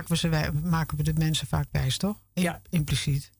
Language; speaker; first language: Dutch; native; Dutch